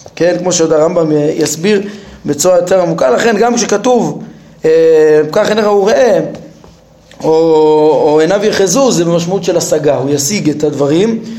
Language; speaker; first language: Hebrew; native; Hebrew